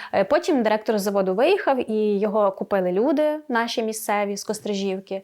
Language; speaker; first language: Ukrainian; native; Ukrainian